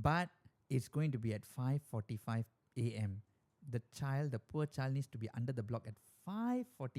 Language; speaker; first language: English; native; English